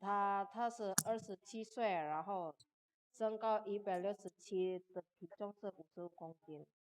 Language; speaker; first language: Chinese; non-native, fluent; Indonesian